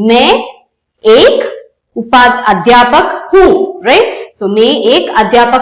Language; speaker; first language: Hindi; non-native, local second language; Telugu